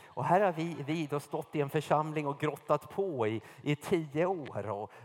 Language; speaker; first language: Swedish; native; Swedish